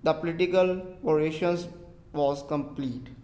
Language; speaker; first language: English; non-native, local second language; Punjabi